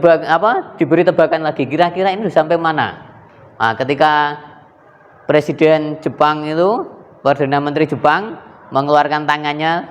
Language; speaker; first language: Indonesian; native; Indonesian